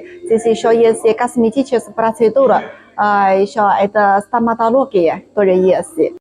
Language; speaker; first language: Russian; non-native, learner; Chinese